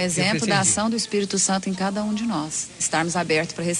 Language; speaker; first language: Portuguese; native; Portuguese